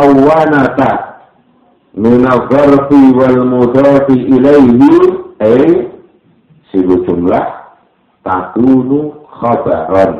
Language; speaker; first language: Arabic; non-native, fluent; Indonesian